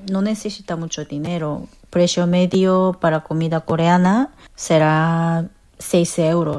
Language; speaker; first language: Spanish; non-native, fluent; Korean